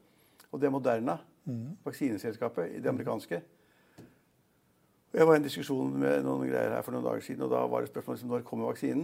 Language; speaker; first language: Norwegian; native; Norwegian